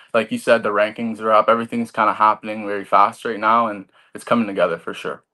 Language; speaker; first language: English; native; English